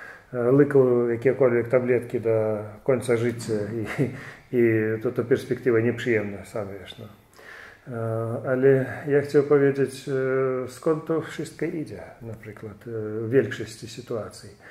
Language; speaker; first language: Polish; non-native, fluent; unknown